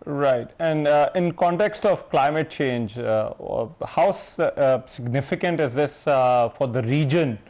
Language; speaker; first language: English; non-native, local second language; Urdu